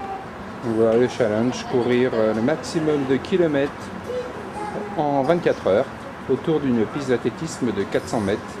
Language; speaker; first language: French; native; French